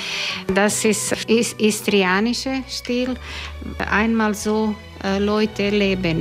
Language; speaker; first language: German; non-native, learner; Croatian